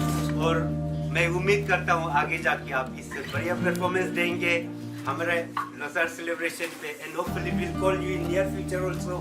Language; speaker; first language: Hindi; non-native, local second language; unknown